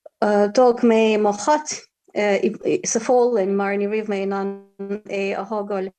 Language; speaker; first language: Irish; non-native, fluent; Ukrainian